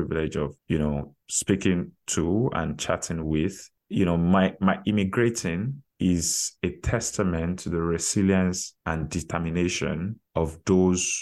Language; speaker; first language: English; non-native, local second language; Yoruba